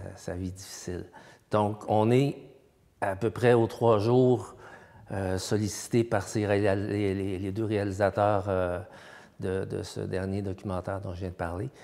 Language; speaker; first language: French; native; French